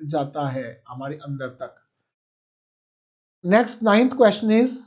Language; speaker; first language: Hindi; non-native, local second language; Punjabi